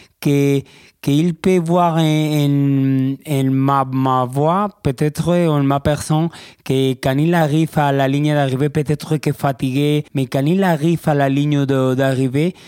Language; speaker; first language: French; non-native, learner; Spanish